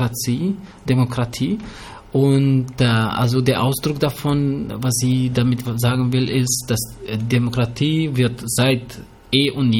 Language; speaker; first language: German; early bilingual, other home language; Albanian